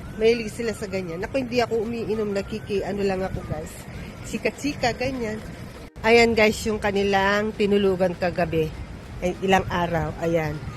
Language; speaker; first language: Filipino; native; Filipino